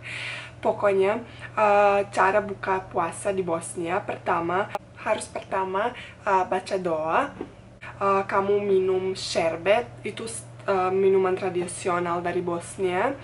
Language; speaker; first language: Indonesian; non-native, fluent; Bosnian